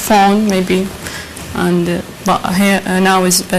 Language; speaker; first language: English; non-native, learner; Arabic